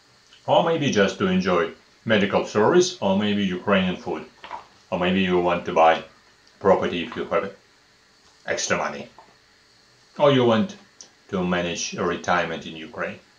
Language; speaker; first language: English; non-native, fluent; Russian